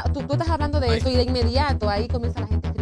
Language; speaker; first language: Spanish; native; Spanish